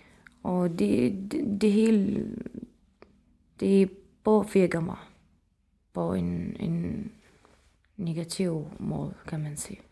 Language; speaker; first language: Danish; non-native, fluent; Arabic